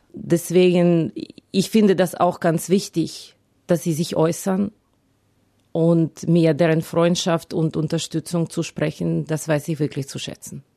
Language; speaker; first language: German; non-native, fluent; Ukrainian